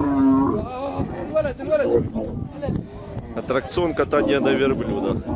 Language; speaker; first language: Russian; native; Russian